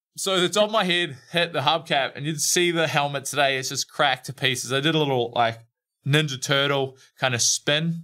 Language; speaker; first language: English; native; English